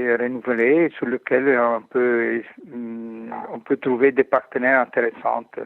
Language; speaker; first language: French; non-native, fluent; Italian